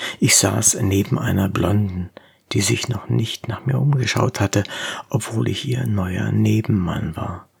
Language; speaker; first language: German; native; German